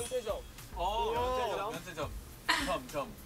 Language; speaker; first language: Korean; non-native, fluent; Japanese